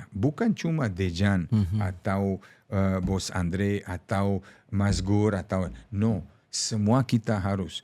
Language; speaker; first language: Indonesian; non-native, fluent; Serbian